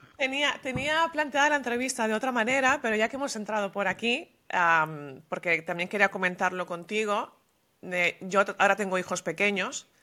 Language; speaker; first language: Spanish; native; Spanish